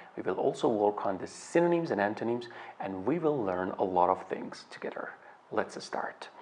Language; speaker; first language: English; non-native, fluent; Persian